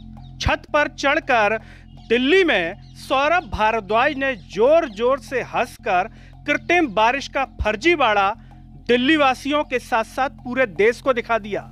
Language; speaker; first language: Hindi; native; Hindi